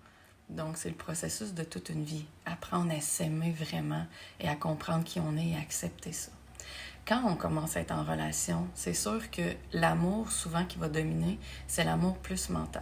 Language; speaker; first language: French; native; French